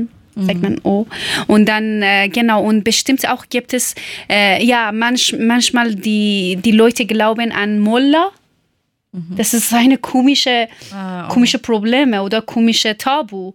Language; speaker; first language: German; non-native, learner; Persian